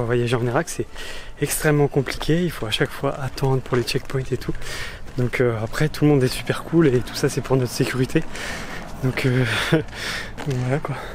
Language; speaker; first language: French; native; French